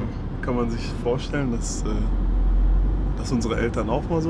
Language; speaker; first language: German; early bilingual, other home language; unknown